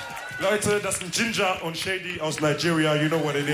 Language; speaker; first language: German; early bilingual, other home language; Wolof